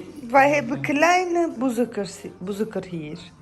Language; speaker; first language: Dutch; non-native, learner; Turkish